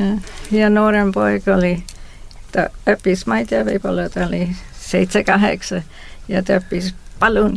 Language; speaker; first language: Estonian; early bilingual, heritage; Estonian